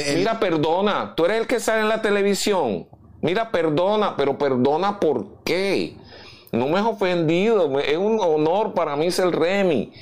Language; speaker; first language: Spanish; native; Spanish